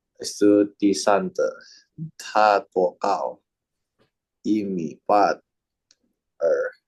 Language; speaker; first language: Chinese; non-native, learner; Indonesian